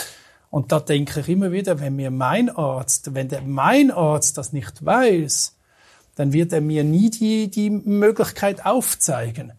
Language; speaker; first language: German; native; German